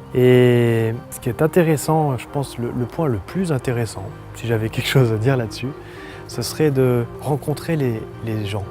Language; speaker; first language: French; native; French